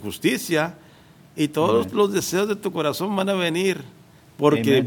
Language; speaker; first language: Spanish; native; Spanish